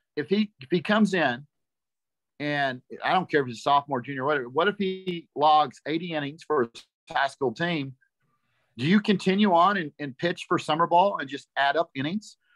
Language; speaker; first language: English; native; English